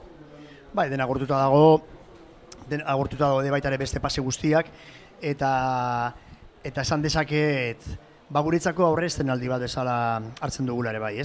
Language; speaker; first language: Basque; native; Basque